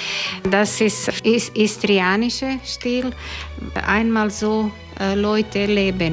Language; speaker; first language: German; non-native, learner; Croatian